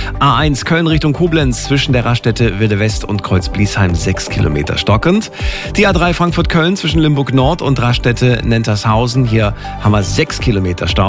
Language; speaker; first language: German; native; German